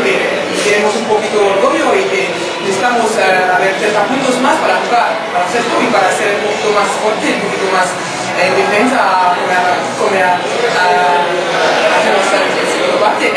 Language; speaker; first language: Spanish; non-native, learner; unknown